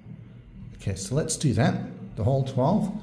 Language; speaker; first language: English; native; English